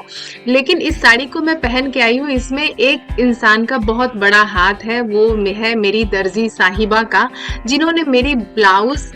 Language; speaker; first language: Hindi; native; Hindi